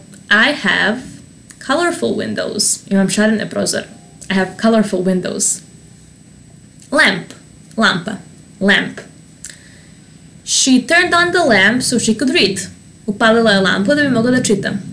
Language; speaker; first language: English; non-native, fluent; Serbian